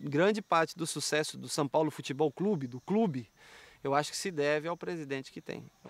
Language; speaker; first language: Portuguese; native; Portuguese